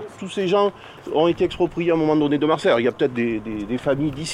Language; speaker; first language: French; native; French